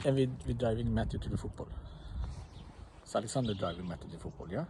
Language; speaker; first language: English; non-native, learner; Swedish